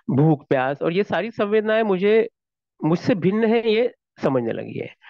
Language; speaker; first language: Hindi; non-native, local second language; Marathi